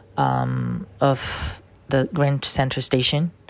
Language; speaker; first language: English; non-native, fluent; Portuguese